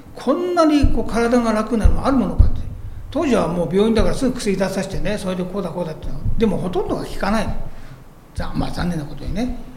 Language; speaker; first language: Japanese; native; Japanese